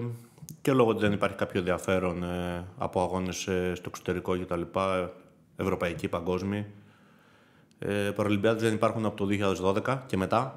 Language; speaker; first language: Greek; native; Greek